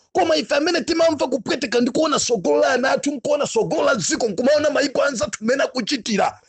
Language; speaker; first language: Nyanja; non-native, local second language; Tumbuka